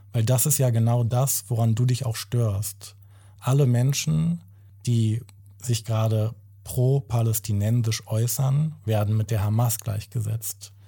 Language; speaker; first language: German; native; German